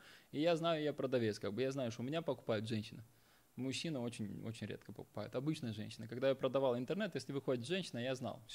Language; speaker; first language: Russian; native; Russian